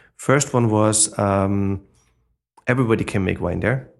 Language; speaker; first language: English; non-native, fluent; German